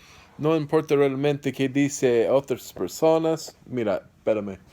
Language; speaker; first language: Spanish; non-native, fluent; English